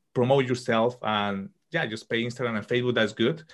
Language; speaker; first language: English; non-native, fluent; Spanish